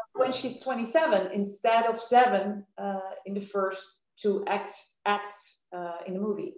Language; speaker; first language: English; non-native, fluent; Dutch